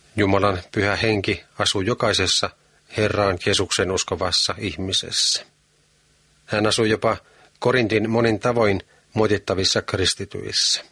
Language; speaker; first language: Finnish; native; Finnish